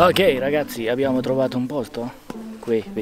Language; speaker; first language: Italian; non-native, learner; Filipino